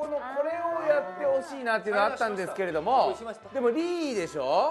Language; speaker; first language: Japanese; native; Japanese